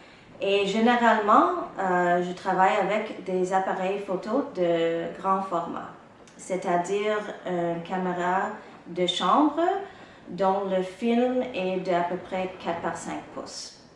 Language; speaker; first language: French; non-native, local second language; English